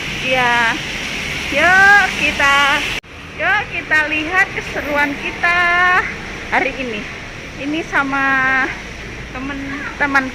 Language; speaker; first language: Indonesian; non-native, local second language; Javanese